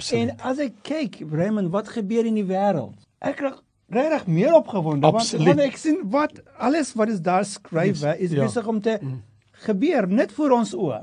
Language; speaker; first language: Afrikaans; non-native, fluent; Turkish